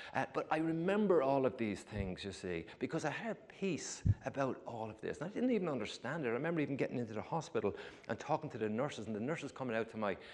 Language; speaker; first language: English; native; English